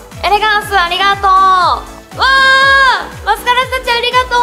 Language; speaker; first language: Japanese; native; Japanese